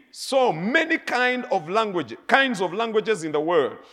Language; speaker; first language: English; non-native, local second language; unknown